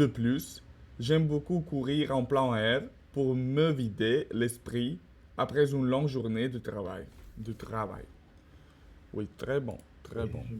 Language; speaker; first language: French; non-native, learner; Russian